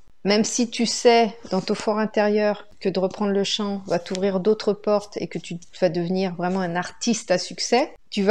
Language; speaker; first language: French; native; French